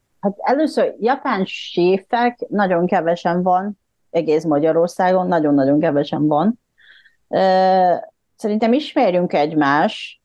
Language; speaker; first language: Hungarian; non-native, fluent; Japanese